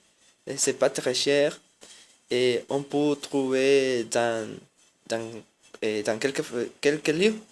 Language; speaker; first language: French; non-native, learner; Spanish